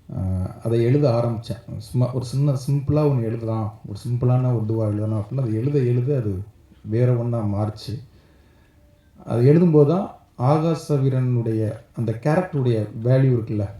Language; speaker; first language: Tamil; native; Tamil